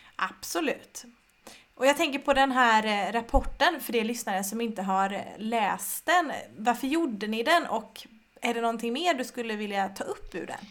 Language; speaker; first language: Swedish; native; Swedish